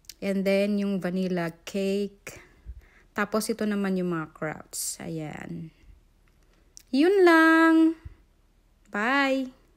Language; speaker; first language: Filipino; native; Filipino